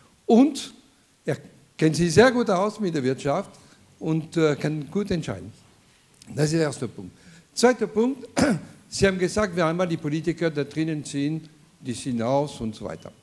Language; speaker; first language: German; non-native, fluent; French